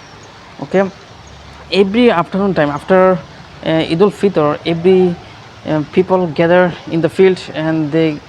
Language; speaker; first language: English; non-native, learner; Bangla